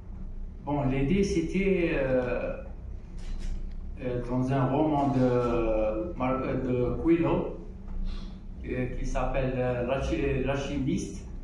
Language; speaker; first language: French; non-native, local second language; Arabic